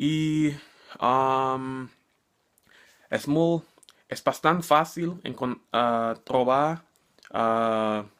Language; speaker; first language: Catalan; non-native, learner; English